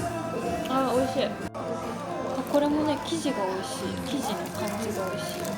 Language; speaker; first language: Japanese; native; Japanese